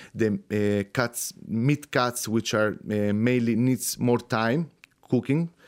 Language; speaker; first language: English; non-native, fluent; Italian